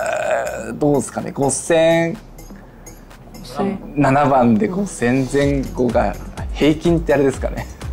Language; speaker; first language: Japanese; native; Japanese